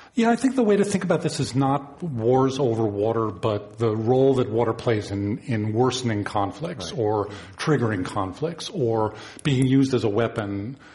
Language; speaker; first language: English; native; English